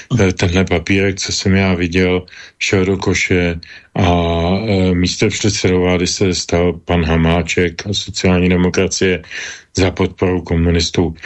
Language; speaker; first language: Czech; native; Czech